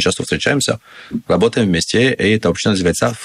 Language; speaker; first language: Russian; non-native, learner; French